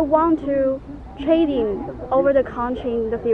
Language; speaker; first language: English; non-native, learner; Chinese